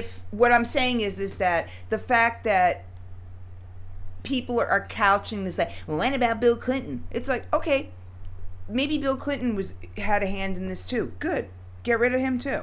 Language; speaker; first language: English; native; English